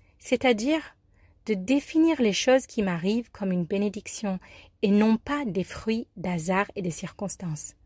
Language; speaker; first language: French; non-native, fluent; English